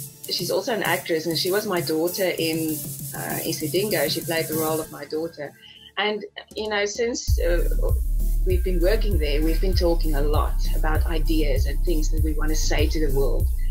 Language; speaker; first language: English; non-native, local second language; Afrikaans